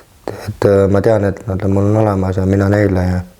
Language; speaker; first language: Estonian; native; Estonian